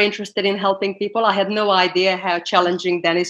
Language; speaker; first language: English; non-native, fluent; Hungarian